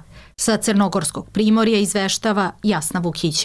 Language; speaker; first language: Serbian; native; Serbian